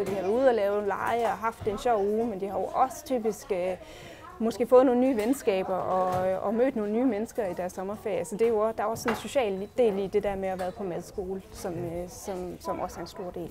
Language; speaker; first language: Danish; native; Danish